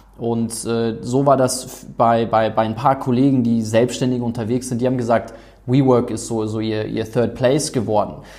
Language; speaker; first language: German; native; German